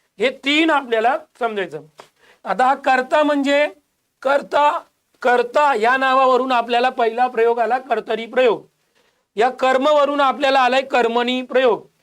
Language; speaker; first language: Marathi; non-native, local second language; Hindi